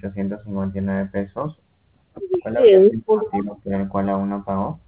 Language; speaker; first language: Spanish; native; Spanish